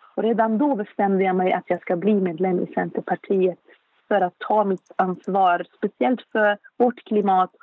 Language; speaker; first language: Swedish; non-native, fluent; Arabic